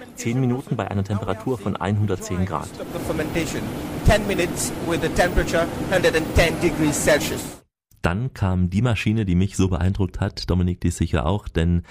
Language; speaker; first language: German; native; German